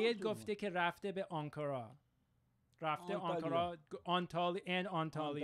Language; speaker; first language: Persian; early bilingual, heritage; Persian